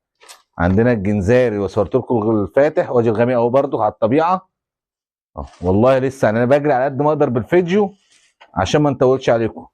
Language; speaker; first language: Arabic; native; Arabic